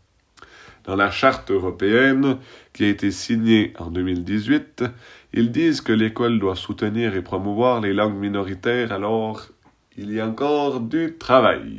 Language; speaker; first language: French; native; French